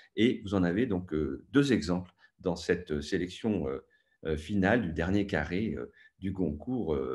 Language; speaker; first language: French; native; French